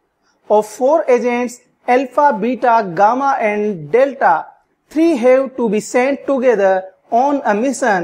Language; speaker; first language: English; non-native, local second language; Hindi